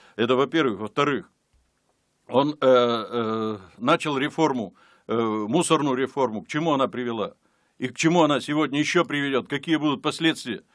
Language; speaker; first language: Russian; native; Russian